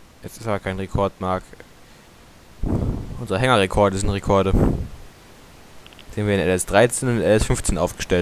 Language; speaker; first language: German; native; German